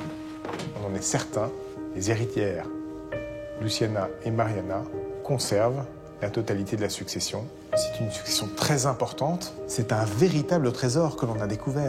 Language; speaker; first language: French; native; French